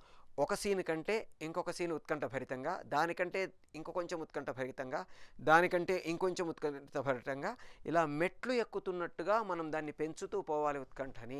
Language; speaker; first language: Telugu; native; Telugu